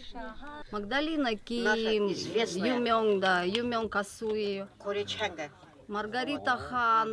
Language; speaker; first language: Russian; native; Russian